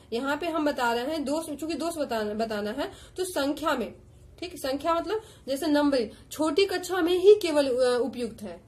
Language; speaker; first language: Hindi; native; Hindi